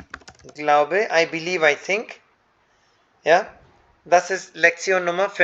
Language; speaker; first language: German; non-native, fluent; Hindi